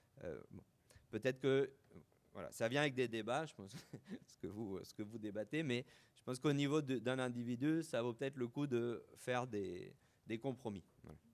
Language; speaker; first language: French; native; French